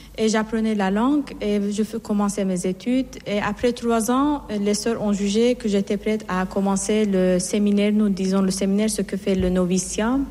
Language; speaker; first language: French; non-native, fluent; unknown